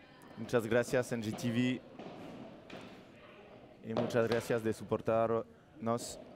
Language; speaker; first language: Spanish; non-native, learner; French